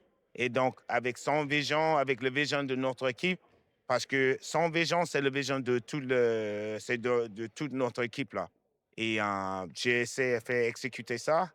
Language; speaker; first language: French; non-native, fluent; English